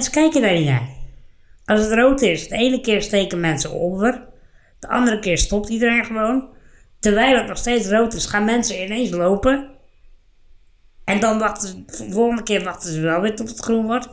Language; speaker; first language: Dutch; native; Dutch